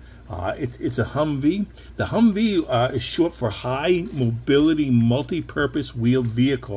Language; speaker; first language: English; native; English